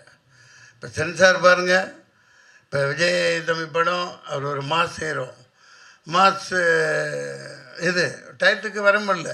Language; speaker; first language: Tamil; native; Tamil